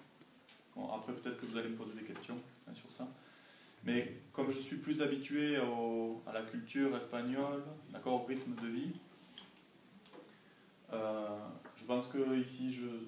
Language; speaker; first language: French; native; French